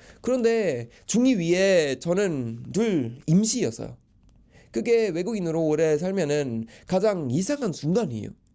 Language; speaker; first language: Korean; non-native, fluent; Swedish